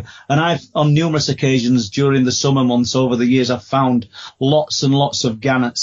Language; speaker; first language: English; native; English